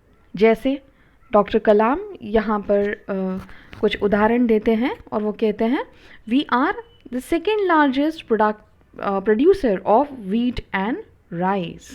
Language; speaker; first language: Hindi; non-native, local second language; Marathi